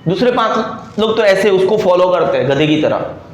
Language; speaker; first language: Hindi; non-native, local second language; Gujarati